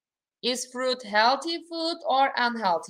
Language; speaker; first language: English; non-native, fluent; Turkish